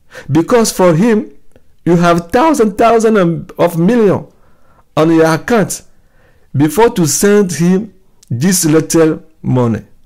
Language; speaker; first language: English; non-native, fluent; Ewe